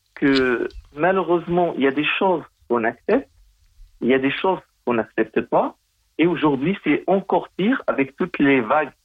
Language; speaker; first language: French; non-native, local second language; Arabic